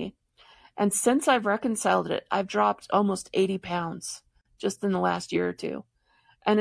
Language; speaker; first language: English; native; English